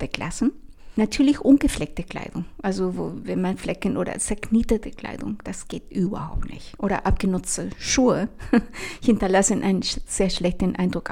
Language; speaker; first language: German; non-native, fluent; Spanish